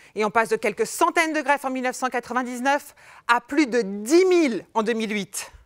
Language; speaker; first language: French; native; French